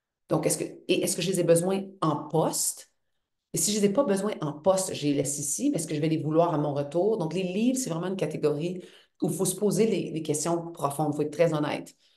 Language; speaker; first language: French; native; French